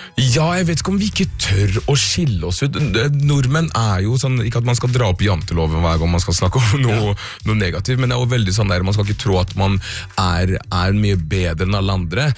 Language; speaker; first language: Norwegian; early bilingual, other home language; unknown